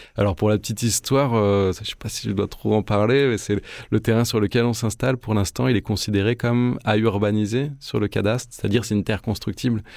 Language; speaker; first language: French; native; French